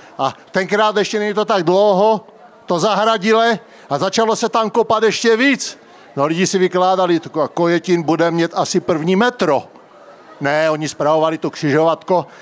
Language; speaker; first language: Czech; native; Czech